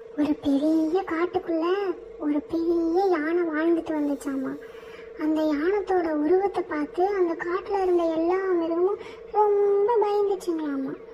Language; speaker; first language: Tamil; native; Tamil